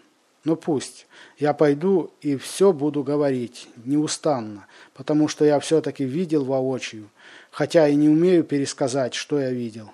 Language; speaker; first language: Russian; native; Russian